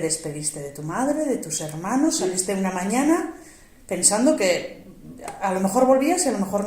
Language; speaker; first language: Spanish; native; Spanish